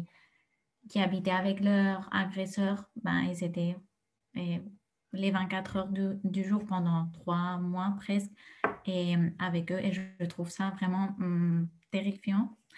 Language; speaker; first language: French; non-native, fluent; Spanish